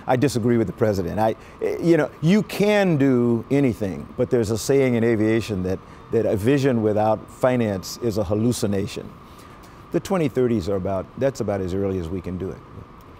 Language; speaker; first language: English; native; English